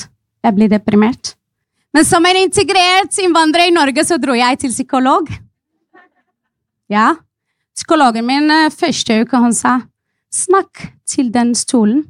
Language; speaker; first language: Norwegian; non-native, fluent; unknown